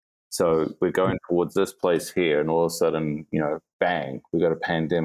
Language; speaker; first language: English; native; English